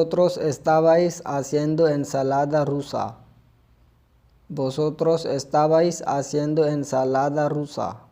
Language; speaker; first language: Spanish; non-native, fluent; Urdu